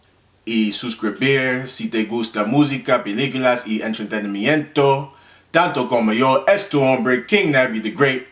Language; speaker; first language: Spanish; non-native, learner; English